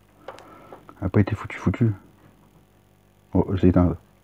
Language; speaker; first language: French; native; French